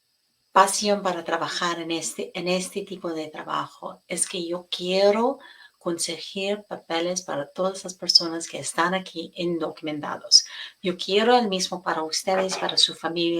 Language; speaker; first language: Spanish; non-native, fluent; English